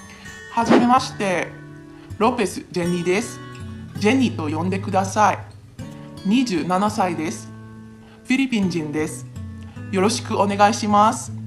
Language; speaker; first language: Japanese; non-native, fluent; Filipino